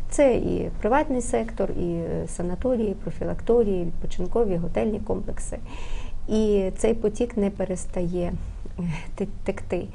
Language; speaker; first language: Ukrainian; native; Ukrainian